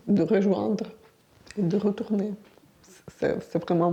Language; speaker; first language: French; non-native, learner; Ukrainian